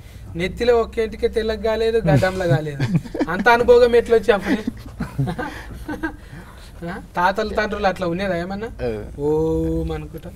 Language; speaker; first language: Telugu; native; Telugu